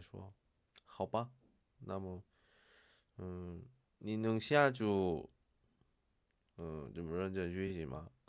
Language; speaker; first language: Chinese; non-native, learner; Korean